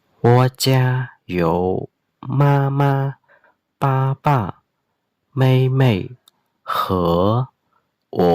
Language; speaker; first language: Chinese; non-native, fluent; Khmer